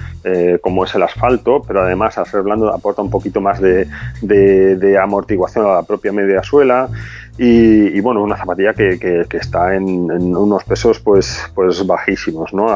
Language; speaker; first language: Spanish; native; Spanish